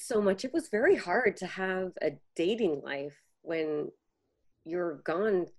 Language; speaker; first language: English; native; English